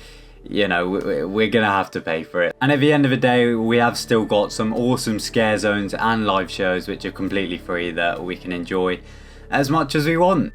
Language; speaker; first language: English; native; English